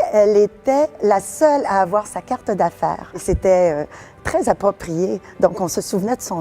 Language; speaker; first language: French; native; French